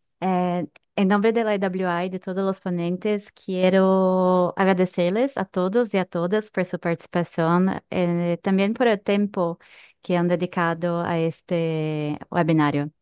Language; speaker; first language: Spanish; non-native, fluent; Portuguese